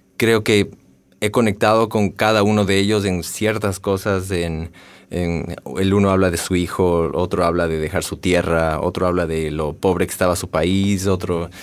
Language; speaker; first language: Spanish; native; Spanish